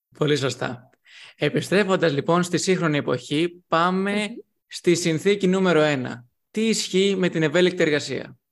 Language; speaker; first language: Greek; native; Greek